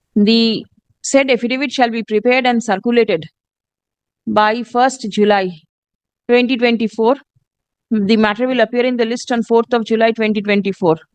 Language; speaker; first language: English; non-native, local second language; Bangla